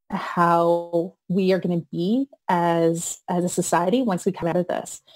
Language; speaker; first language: English; native; English